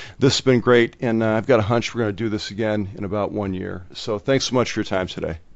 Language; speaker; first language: English; native; English